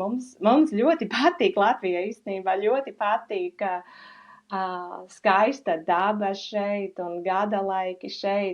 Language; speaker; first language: Latvian; non-native, fluent; English